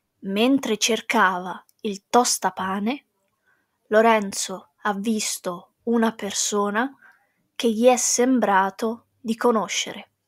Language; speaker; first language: Italian; non-native, fluent; English